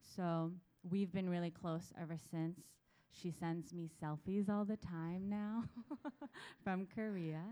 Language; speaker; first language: English; early bilingual, other home language; Korean